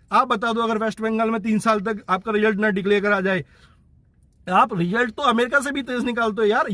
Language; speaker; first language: Hindi; native; Hindi